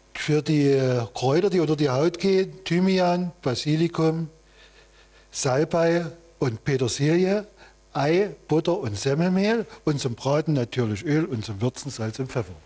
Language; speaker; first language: German; native; German